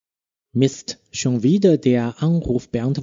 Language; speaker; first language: German; non-native, fluent; Chinese